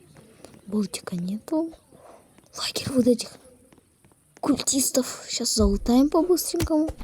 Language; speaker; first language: Russian; native; Russian